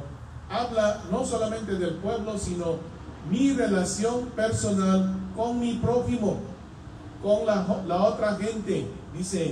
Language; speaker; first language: Spanish; non-native, fluent; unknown